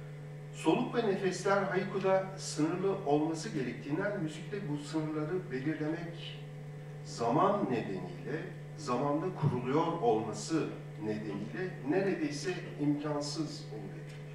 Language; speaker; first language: Turkish; native; Turkish